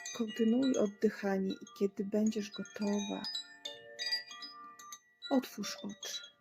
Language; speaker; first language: Polish; native; Polish